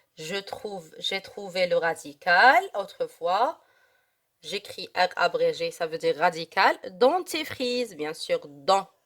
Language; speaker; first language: French; non-native, local second language; Arabic